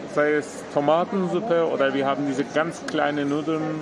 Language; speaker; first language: German; non-native, fluent; Turkish